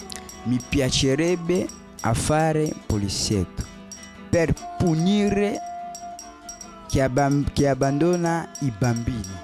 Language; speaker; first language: Italian; non-native, learner; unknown